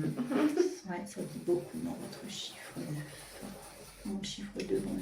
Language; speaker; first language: French; native; French